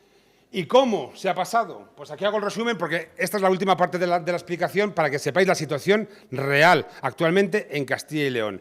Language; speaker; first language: Spanish; native; Spanish